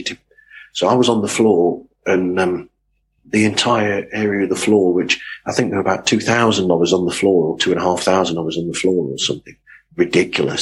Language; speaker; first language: English; native; English